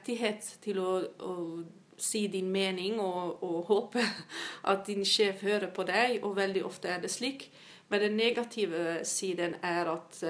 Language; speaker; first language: Norwegian; non-native, fluent; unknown